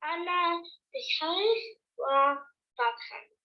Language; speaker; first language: Arabic; non-native, learner; English